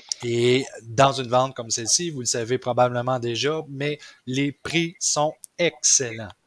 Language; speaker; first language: French; native; French